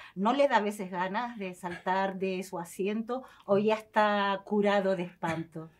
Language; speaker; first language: Spanish; native; Spanish